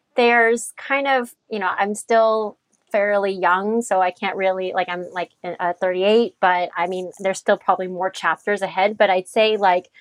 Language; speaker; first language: English; native; English